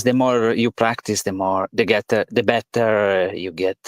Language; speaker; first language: English; non-native, learner; Italian